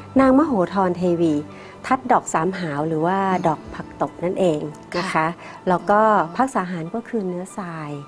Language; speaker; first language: Thai; native; Thai